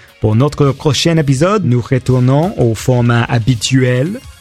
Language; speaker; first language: French; non-native, learner; English